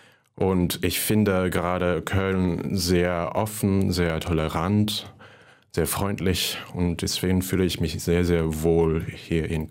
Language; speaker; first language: German; non-native, fluent; Cantonese